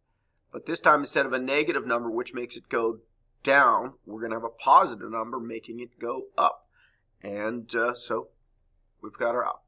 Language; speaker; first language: English; native; English